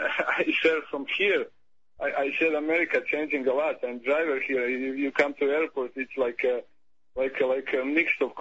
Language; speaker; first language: English; non-native, learner; Croatian